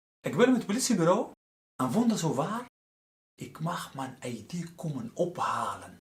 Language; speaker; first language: Dutch; non-native, fluent; Arabic